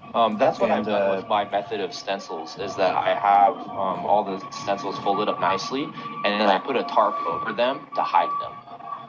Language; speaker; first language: English; native; English